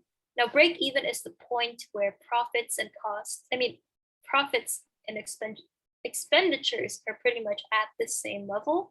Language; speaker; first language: English; non-native, fluent; Indonesian